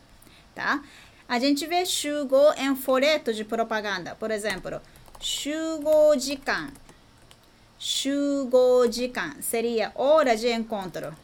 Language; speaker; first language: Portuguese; non-native, fluent; Japanese